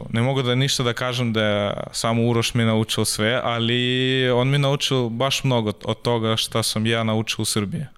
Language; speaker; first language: Serbian; non-native, learner; Russian